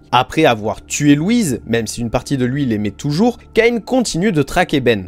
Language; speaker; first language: French; native; French